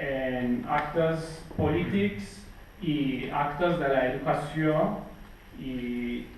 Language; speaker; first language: Catalan; non-native, fluent; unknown